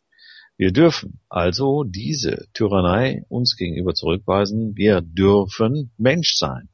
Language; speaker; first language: German; native; German